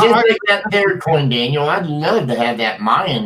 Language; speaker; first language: English; native; English